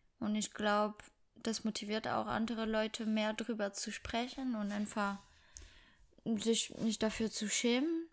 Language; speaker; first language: German; non-native, fluent; French